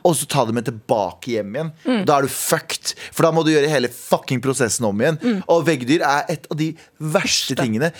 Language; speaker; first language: Norwegian; early bilingual, other home language; Kurdish